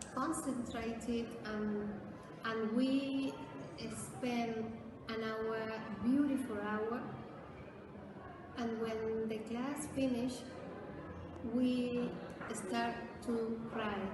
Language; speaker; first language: English; non-native, learner; Spanish